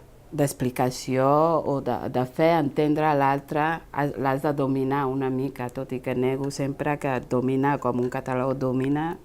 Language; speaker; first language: Catalan; non-native, fluent; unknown